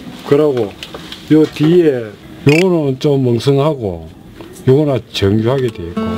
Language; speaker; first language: Korean; native; Korean